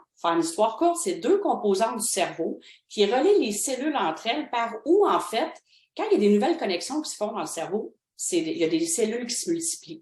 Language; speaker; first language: French; native; French